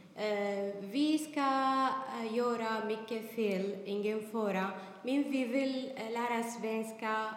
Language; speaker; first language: Swedish; non-native, learner; Arabic